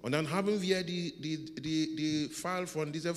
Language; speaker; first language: German; non-native, learner; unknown